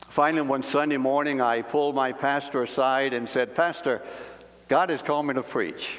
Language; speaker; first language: English; native; English